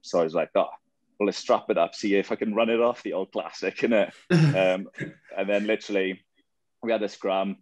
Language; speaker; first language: English; native; English